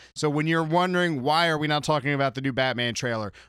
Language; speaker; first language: English; native; English